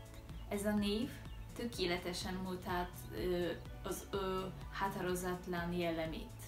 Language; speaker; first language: Hungarian; non-native, learner; Polish